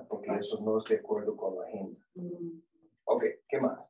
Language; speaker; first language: Spanish; non-native, learner; English